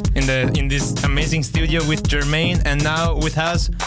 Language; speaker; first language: English; non-native, fluent; Italian